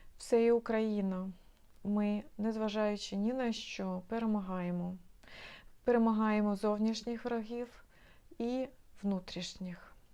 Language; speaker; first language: Ukrainian; non-native, local second language; Russian